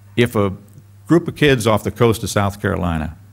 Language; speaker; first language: English; native; English